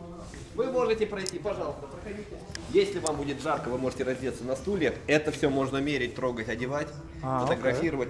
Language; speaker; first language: Russian; native; Russian